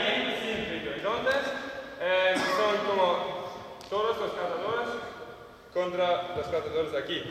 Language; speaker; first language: Spanish; non-native, learner; German